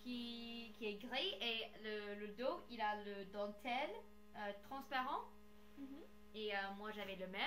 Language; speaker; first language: French; non-native, learner; English